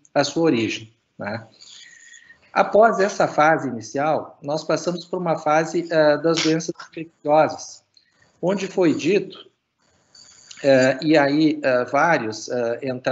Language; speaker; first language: Portuguese; native; Portuguese